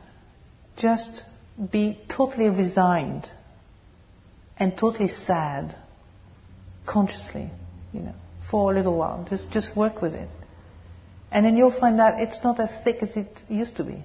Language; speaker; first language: English; non-native, fluent; French